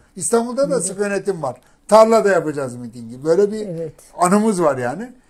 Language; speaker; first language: Turkish; native; Turkish